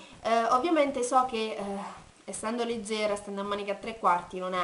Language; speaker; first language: Italian; native; Italian